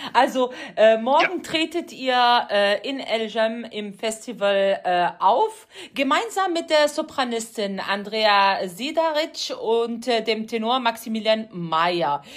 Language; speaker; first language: German; non-native, fluent; Arabic